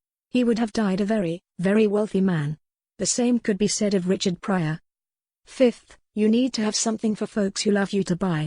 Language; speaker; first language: English; native; English